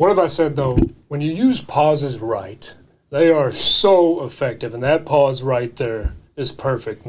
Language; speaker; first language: English; native; English